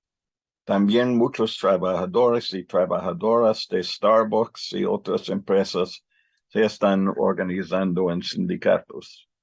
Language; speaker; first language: Spanish; non-native, learner; English